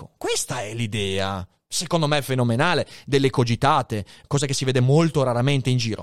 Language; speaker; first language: Italian; native; Italian